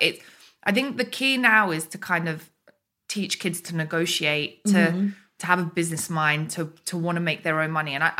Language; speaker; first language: English; early bilingual, other home language; Bulgarian